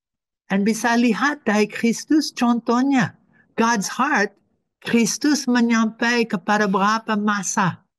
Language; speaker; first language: Indonesian; non-native, fluent; English